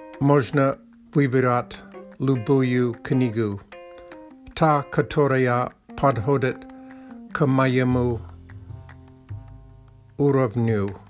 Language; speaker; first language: Russian; non-native, learner; Czech